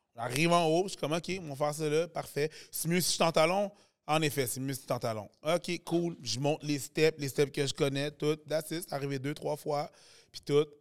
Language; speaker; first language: French; native; French